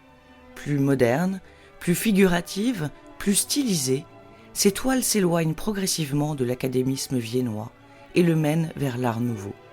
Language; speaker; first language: French; native; French